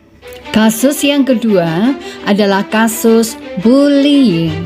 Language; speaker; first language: Indonesian; native; Indonesian